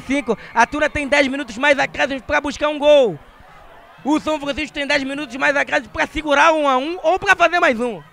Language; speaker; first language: Portuguese; native; Portuguese